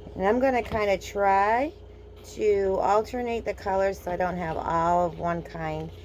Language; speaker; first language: English; native; English